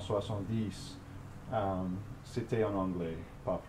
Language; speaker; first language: French; non-native, fluent; English